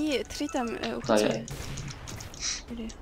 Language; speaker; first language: Russian; non-native, learner; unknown